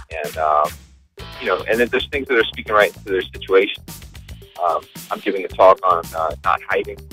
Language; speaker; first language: English; native; English